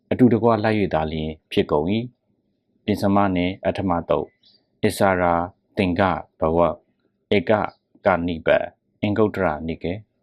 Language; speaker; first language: Burmese; native; Burmese